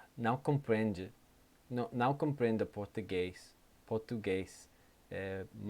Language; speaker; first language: Portuguese; non-native, learner; English